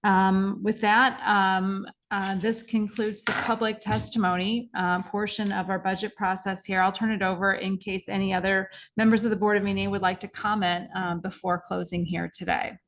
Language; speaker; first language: English; native; English